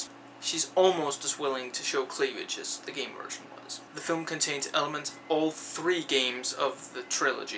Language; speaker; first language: English; native; English